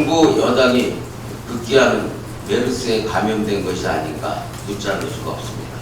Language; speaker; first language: Korean; native; Korean